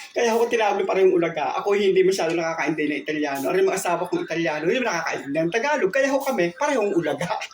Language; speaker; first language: Filipino; native; Filipino